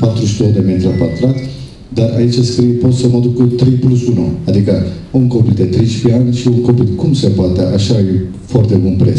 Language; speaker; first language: Romanian; non-native, learner; Turkish